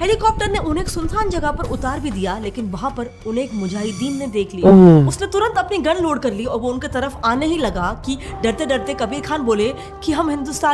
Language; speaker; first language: Hindi; native; Hindi